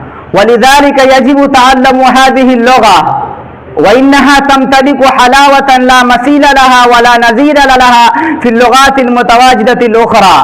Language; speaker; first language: Arabic; non-native, fluent; Urdu